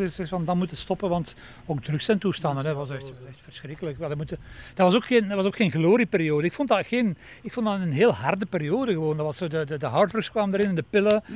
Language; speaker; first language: Dutch; native; Dutch